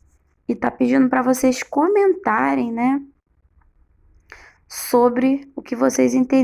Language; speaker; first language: Portuguese; native; Portuguese